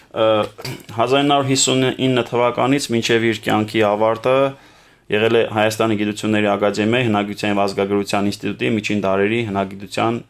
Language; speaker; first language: Armenian; native; Armenian